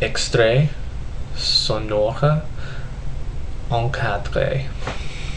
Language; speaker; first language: French; non-native, learner; English